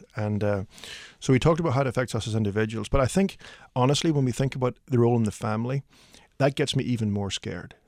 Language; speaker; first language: English; native; English